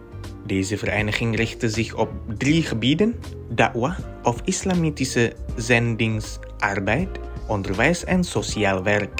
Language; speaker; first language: Dutch; non-native, fluent; Indonesian